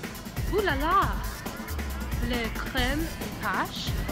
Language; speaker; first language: French; non-native, learner; English